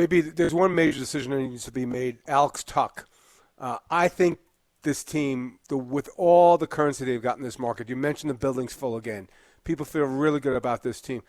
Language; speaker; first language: English; native; English